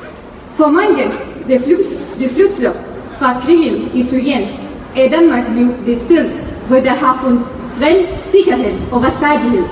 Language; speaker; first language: Danish; non-native, fluent; Arabic